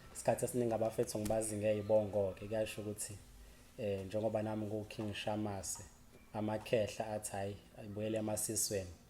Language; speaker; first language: Zulu; native; Zulu